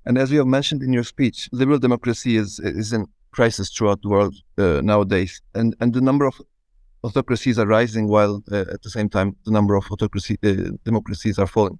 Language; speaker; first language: English; non-native, fluent; Turkish